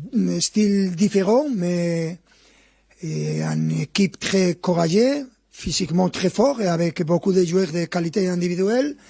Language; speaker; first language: French; non-native, fluent; Spanish